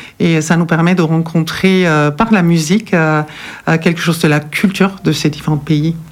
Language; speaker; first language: French; non-native, fluent; German